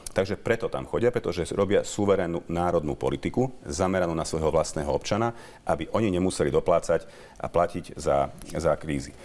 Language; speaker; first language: Slovak; native; Slovak